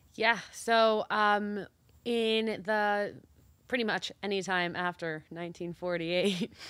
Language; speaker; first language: English; early bilingual, other home language; Spanish